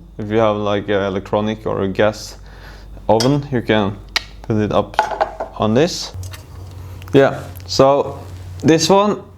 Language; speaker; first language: English; non-native, fluent; Norwegian